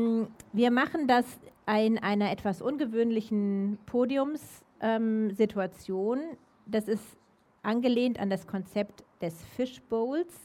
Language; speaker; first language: German; native; German